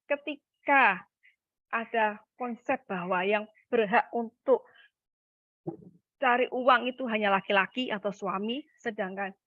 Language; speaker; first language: Malay; native; Malay